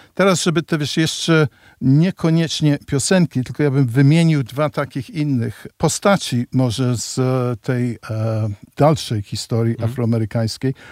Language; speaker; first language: Polish; early bilingual, heritage; English